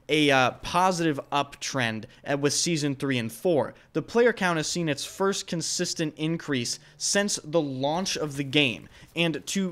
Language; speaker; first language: English; native; English